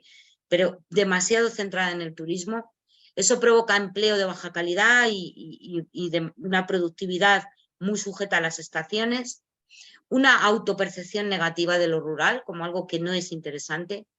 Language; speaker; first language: Spanish; native; Spanish